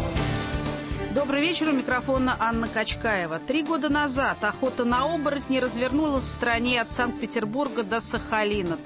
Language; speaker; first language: Russian; native; Russian